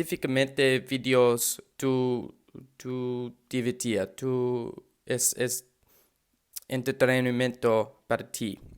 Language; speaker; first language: Spanish; non-native, learner; English